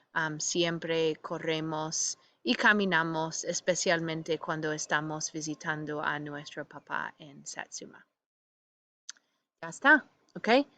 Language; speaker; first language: Spanish; non-native, fluent; English